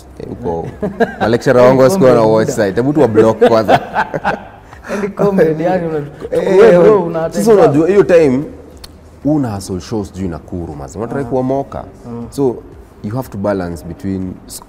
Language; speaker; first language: English; non-native, local second language; Swahili